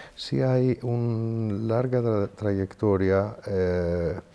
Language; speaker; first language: Spanish; non-native, fluent; Greek